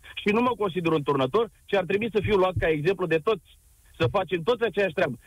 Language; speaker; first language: Romanian; native; Romanian